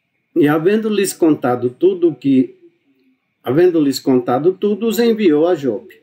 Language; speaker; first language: Portuguese; native; Portuguese